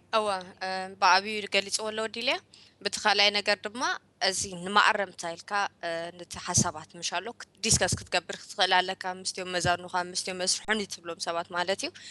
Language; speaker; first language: Tigrinya; early bilingual, heritage; Tigrinya